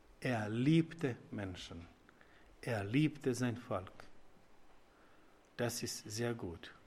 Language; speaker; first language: German; non-native, learner; Croatian